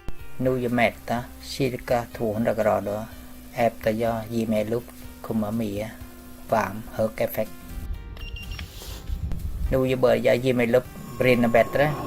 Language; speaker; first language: Swedish; non-native, learner; Vietnamese